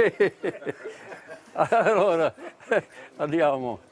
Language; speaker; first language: Italian; non-native, learner; Czech